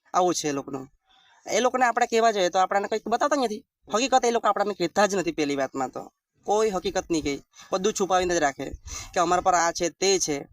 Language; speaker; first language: Gujarati; native; Gujarati